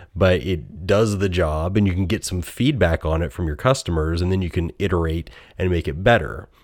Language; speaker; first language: English; native; English